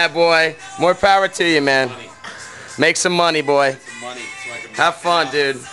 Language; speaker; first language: English; native; English